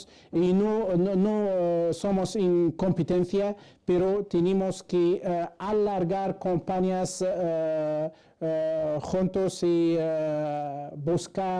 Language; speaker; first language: Spanish; non-native, fluent; Arabic